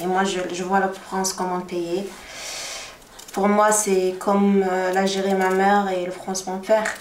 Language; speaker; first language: French; non-native, learner; Arabic